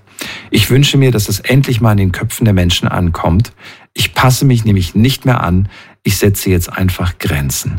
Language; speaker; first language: German; native; German